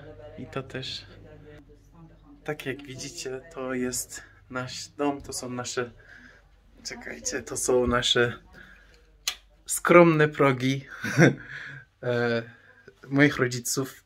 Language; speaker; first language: Polish; non-native, fluent; Persian